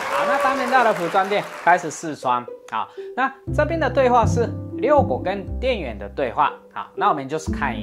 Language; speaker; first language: Chinese; non-native, fluent; Japanese